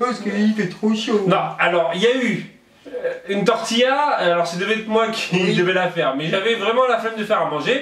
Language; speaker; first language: French; native; French